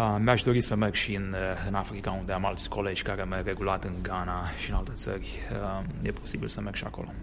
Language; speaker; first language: Romanian; native; Romanian